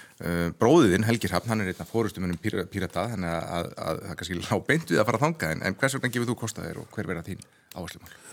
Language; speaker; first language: Icelandic; native; Icelandic